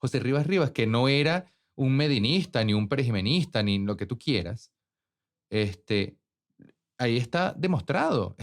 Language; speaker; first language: Spanish; native; Spanish